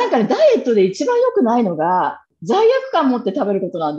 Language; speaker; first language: Japanese; native; Japanese